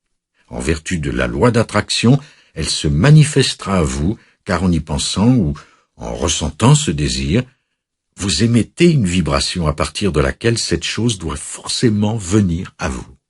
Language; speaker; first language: French; native; French